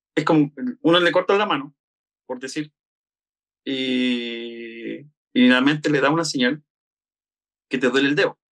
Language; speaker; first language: Spanish; native; Spanish